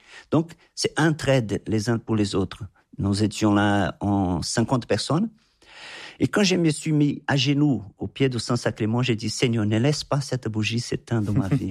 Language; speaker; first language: French; non-native, fluent; Portuguese